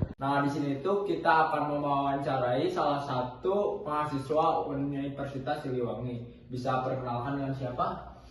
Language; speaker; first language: Indonesian; non-native, local second language; Sundanese